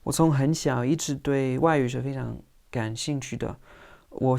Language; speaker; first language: Chinese; non-native, fluent; English